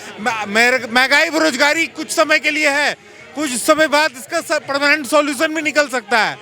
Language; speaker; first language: Hindi; native; Hindi